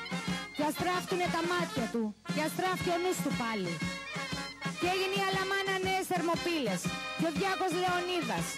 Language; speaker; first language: Greek; native; Greek